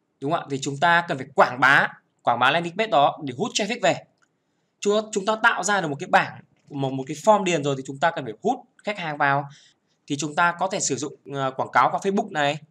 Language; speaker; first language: Vietnamese; native; Vietnamese